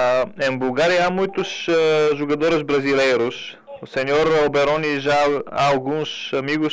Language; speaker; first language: Portuguese; non-native, learner; Bulgarian